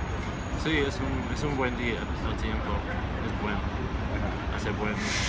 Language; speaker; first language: Spanish; non-native, fluent; English